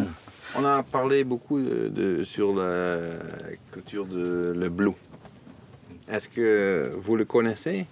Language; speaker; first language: French; non-native, learner; Dutch